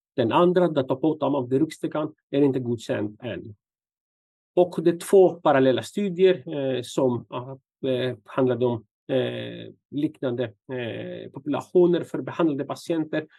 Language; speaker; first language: Swedish; non-native, fluent; Greek